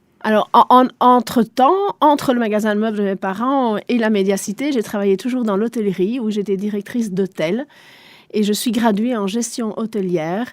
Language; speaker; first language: French; non-native, local second language; German